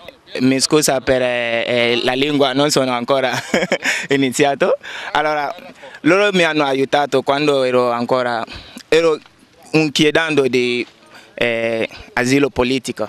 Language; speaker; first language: Italian; non-native, learner; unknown